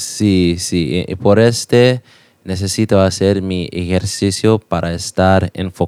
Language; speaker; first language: Spanish; non-native, learner; English